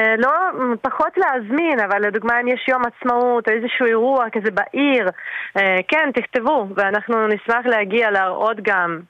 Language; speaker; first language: Hebrew; non-native, fluent; Russian